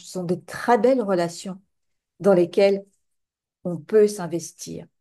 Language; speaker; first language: French; native; French